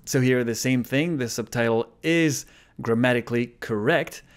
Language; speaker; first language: English; non-native, fluent; Japanese